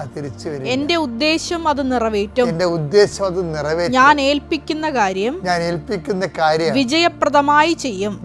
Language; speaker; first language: Malayalam; native; Malayalam